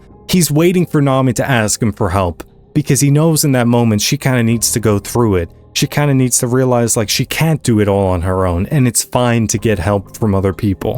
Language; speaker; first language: English; native; English